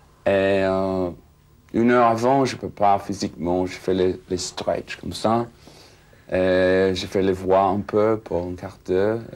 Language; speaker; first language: French; non-native, fluent; English